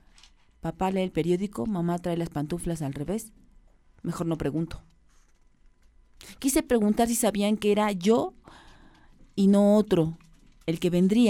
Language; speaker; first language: Spanish; native; Spanish